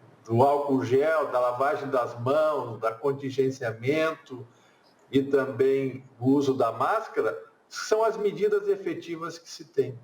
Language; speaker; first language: Portuguese; native; Portuguese